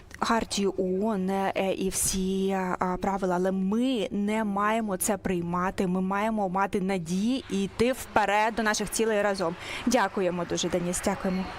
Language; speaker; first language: Ukrainian; non-native, learner; English